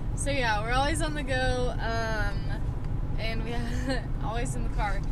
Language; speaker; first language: English; native; English